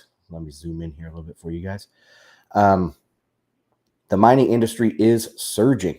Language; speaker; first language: English; native; English